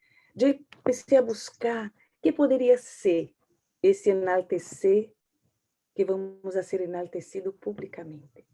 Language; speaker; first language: Portuguese; non-native, learner; Spanish